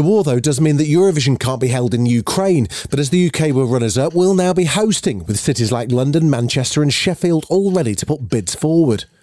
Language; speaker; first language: English; native; English